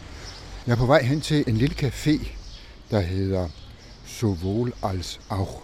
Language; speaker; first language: Danish; native; Danish